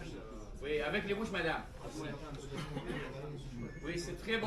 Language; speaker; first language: French; non-native, learner; Arabic